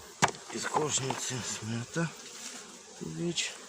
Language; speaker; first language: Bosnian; non-native, learner; Russian